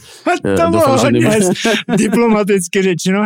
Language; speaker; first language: Czech; native; Czech